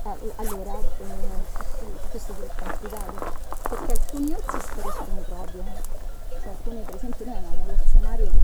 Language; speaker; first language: Italian; native; Italian